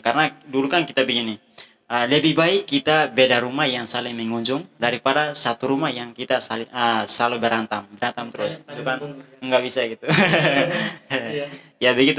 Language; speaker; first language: Indonesian; non-native, fluent; Tetum